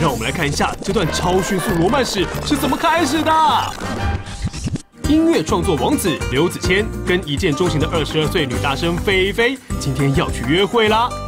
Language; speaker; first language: Chinese; native; Chinese